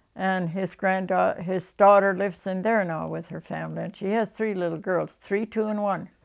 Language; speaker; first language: English; early bilingual, other home language; German